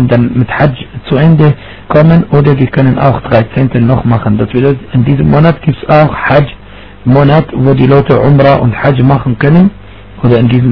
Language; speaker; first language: German; non-native, fluent; Arabic